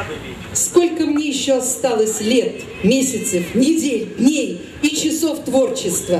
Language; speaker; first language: Russian; native; Russian